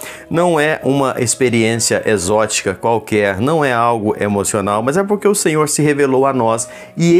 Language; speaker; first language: Portuguese; native; Portuguese